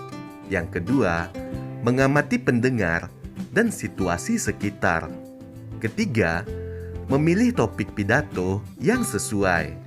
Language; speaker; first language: Indonesian; native; Indonesian